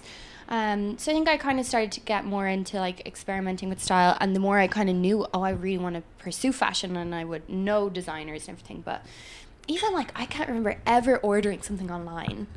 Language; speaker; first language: English; native; English